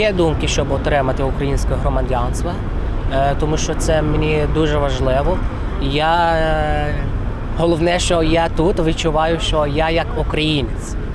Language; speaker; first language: Ukrainian; non-native, fluent; Arabic